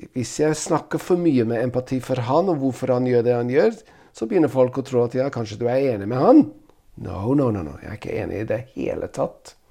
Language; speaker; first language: Norwegian; non-native, fluent; English